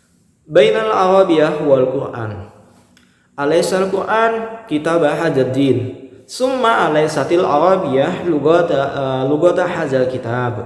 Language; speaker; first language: Arabic; non-native, learner; Indonesian